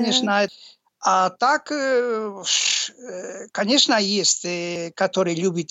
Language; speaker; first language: Russian; non-native, learner; Basque